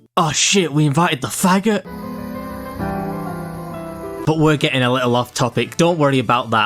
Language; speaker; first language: English; native; English